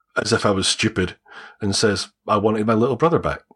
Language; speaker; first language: English; native; English